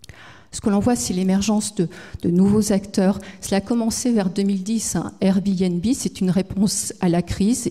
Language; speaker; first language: French; native; French